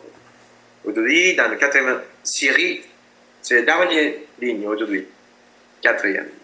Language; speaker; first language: French; non-native, learner; Japanese